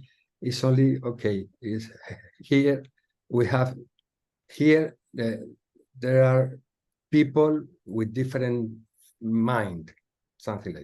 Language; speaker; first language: English; non-native, learner; Spanish